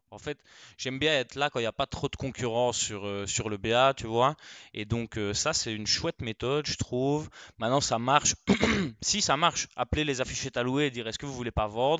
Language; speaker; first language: French; native; French